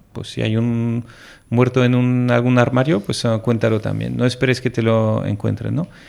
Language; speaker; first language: Spanish; non-native, fluent; French